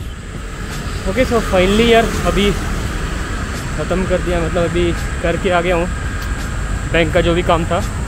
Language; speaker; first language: Hindi; native; Hindi